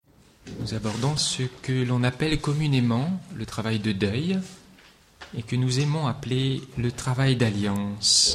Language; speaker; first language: French; native; French